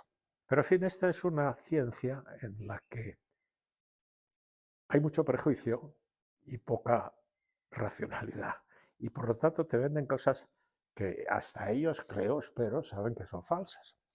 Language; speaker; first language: Spanish; native; Spanish